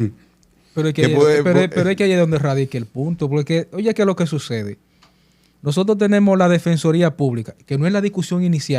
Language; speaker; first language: Spanish; native; Spanish